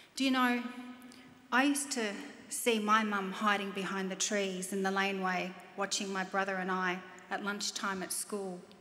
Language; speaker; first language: English; native; English